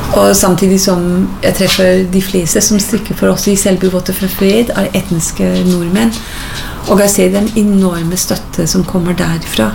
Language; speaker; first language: Norwegian; non-native, fluent; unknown